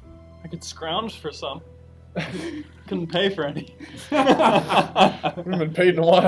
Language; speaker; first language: English; native; English